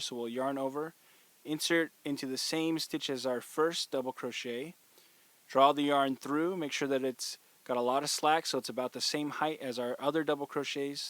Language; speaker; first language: English; native; English